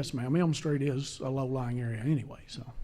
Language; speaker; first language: English; native; English